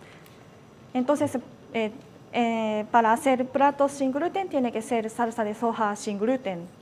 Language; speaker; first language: Spanish; non-native, fluent; Japanese